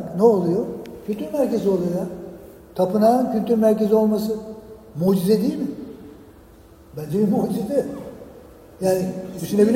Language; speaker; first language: Turkish; native; Turkish